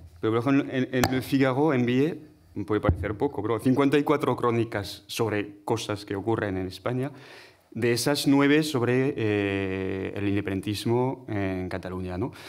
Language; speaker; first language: Spanish; non-native, fluent; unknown